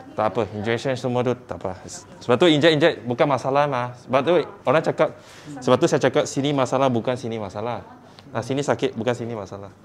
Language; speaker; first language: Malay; non-native, local second language; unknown